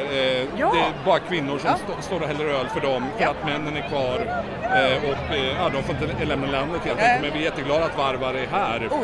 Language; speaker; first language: Swedish; native; Swedish